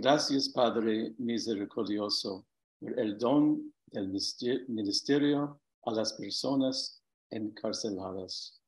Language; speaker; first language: Spanish; non-native, fluent; English